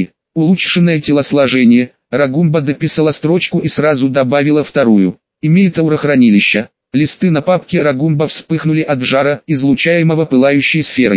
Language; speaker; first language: Russian; native; Russian